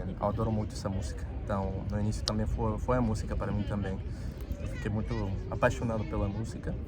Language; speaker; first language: Portuguese; non-native, fluent; Spanish